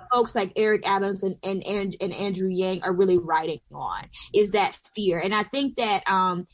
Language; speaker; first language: English; native; English